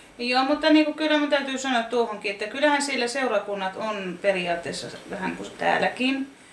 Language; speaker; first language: Finnish; native; Finnish